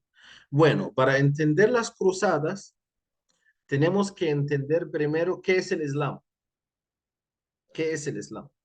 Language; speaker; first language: Spanish; non-native, fluent; Arabic